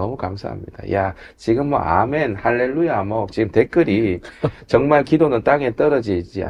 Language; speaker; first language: Korean; native; Korean